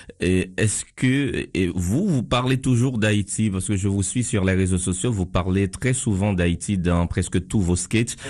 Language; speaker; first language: French; non-native, local second language; Haitian Creole